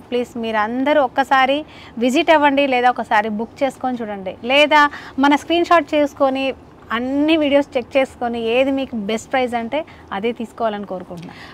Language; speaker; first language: Telugu; non-native, local second language; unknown